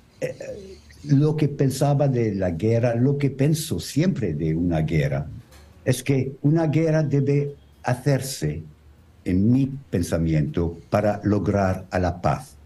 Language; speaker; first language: Spanish; non-native, learner; French